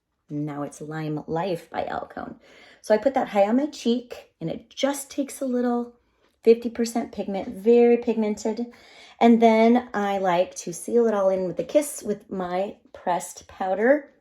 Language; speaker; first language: English; native; English